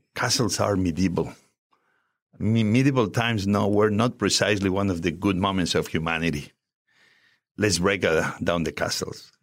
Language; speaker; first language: English; non-native, fluent; Spanish